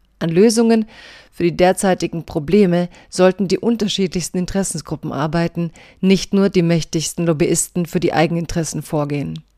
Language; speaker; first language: German; early bilingual, other home language; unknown